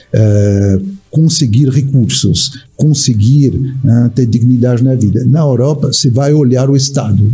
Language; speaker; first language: Portuguese; non-native, fluent; French